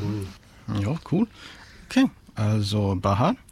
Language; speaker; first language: German; non-native, fluent; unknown